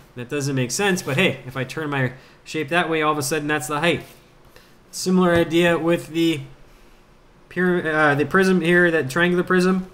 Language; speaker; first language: English; native; English